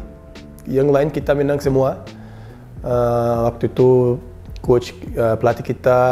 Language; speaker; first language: Indonesian; non-native, learner; Portuguese